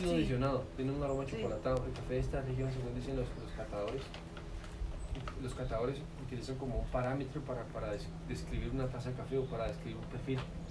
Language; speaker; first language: Spanish; native; Spanish